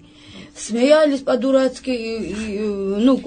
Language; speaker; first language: Russian; non-native, fluent; Georgian